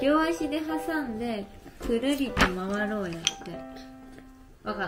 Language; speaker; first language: Japanese; native; Japanese